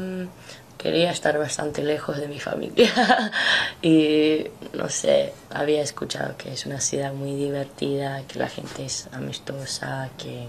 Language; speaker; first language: Spanish; non-native, fluent; English